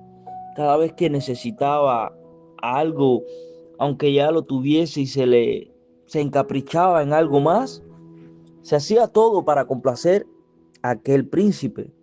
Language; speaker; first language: Spanish; native; Spanish